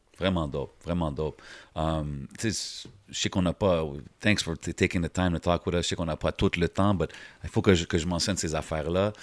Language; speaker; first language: French; native; French